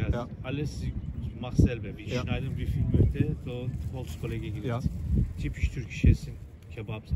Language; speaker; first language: German; non-native, learner; Turkish